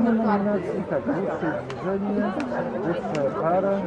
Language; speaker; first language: Russian; non-native, fluent; Polish